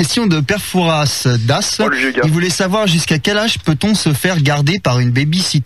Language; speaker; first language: French; native; French